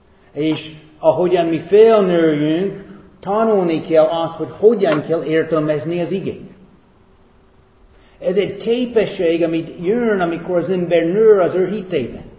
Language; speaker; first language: Hungarian; non-native, fluent; English